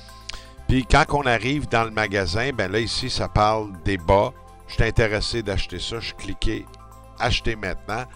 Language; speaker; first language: French; native; French